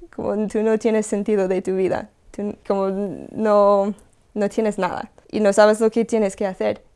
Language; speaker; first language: Spanish; non-native, fluent; English